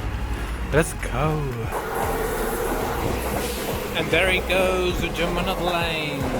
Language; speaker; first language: English; non-native, fluent; Spanish